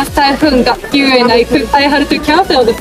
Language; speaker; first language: English; non-native, learner; Japanese